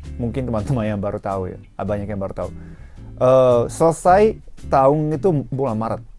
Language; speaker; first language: Indonesian; non-native, fluent; Japanese